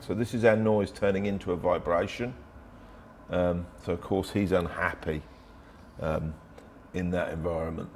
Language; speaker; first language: English; native; English